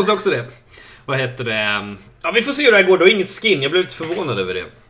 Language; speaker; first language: Swedish; native; Swedish